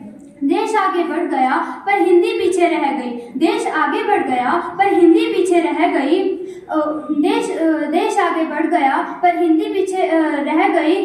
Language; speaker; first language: Hindi; native; Hindi